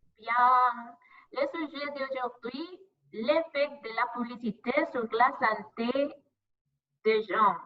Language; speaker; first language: French; non-native, learner; Spanish